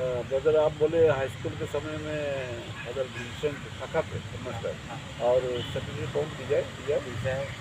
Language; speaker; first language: Hindi; non-native, local second language; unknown